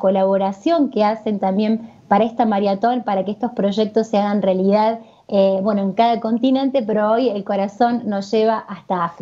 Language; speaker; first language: Spanish; native; Spanish